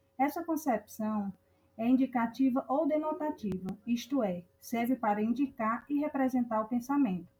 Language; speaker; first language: Portuguese; native; Portuguese